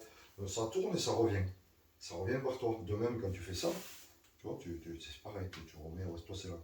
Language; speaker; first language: French; native; French